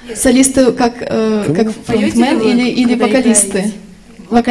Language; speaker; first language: Russian; native; Russian